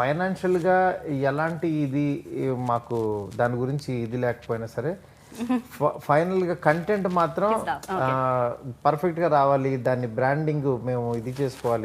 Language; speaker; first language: Telugu; native; Telugu